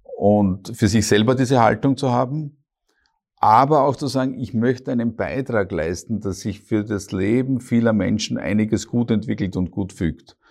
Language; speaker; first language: German; native; German